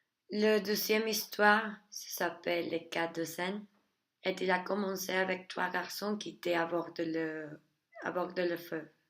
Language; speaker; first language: French; non-native, learner; Spanish